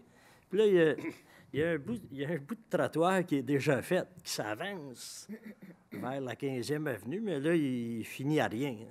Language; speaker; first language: French; native; French